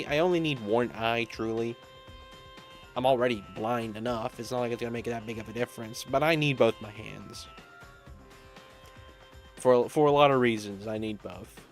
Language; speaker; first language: English; native; English